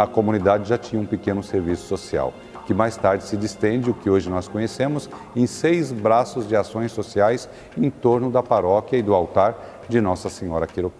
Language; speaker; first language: Portuguese; native; Portuguese